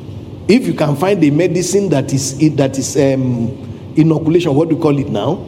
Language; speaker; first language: English; non-native, local second language; Yoruba